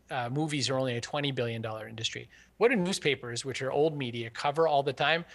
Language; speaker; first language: English; native; English